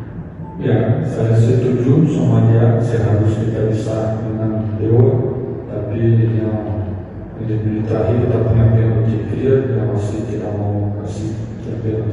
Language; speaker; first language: Indonesian; non-native, fluent; Portuguese